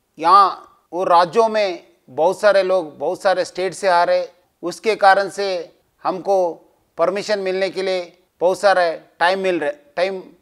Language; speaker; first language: Hindi; non-native, local second language; Telugu